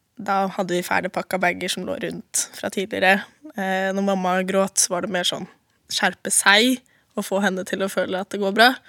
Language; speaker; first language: Norwegian; native; Norwegian